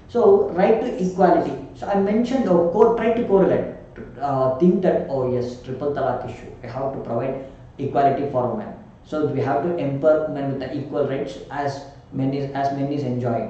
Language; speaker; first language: English; non-native, local second language; Kannada